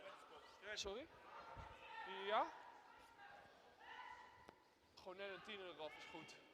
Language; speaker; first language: Dutch; native; Dutch